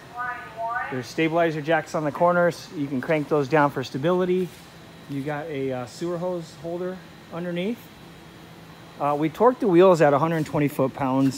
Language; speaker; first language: English; native; English